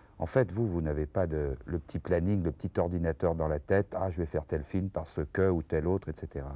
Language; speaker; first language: French; native; French